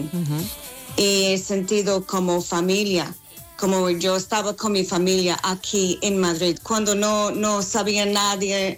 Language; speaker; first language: Spanish; non-native, learner; English